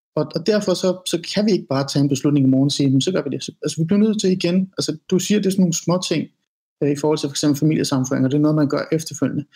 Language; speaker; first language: Danish; early bilingual, other home language; Persian